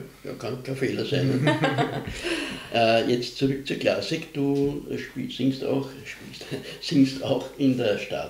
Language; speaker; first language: German; native; German